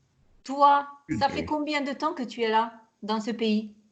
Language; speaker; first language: French; non-native, fluent; Hungarian